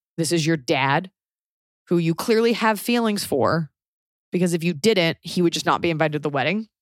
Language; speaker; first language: English; native; English